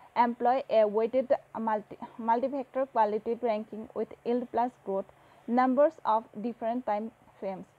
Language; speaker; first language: English; non-native, local second language; Assamese